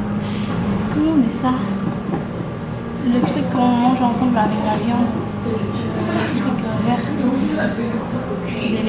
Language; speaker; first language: French; non-native, fluent; Korean